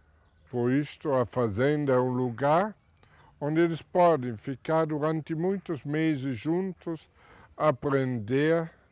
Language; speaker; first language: Portuguese; non-native, fluent; German